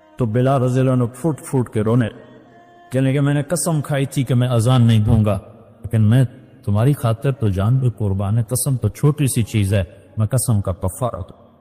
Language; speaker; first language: Urdu; non-native, local second language; Punjabi